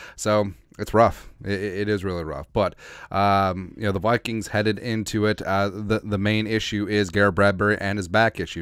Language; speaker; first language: English; native; English